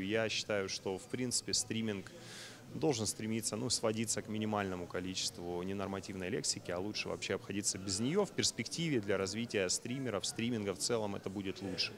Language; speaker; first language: Russian; native; Russian